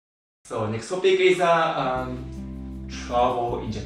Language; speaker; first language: English; non-native, learner; Japanese